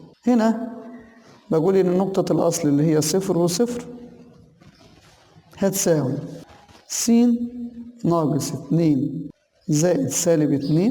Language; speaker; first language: Arabic; native; Arabic